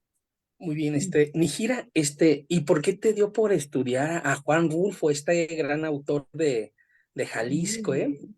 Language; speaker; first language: Spanish; native; Spanish